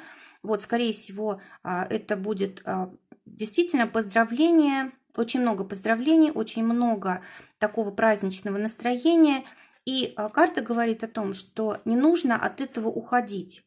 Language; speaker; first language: Russian; native; Russian